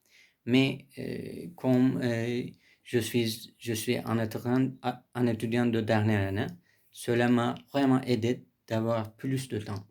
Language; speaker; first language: French; non-native, learner; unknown